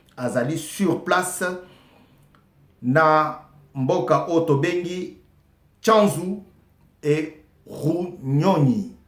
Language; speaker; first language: Lingala; non-native, local second language; Luba-Lulua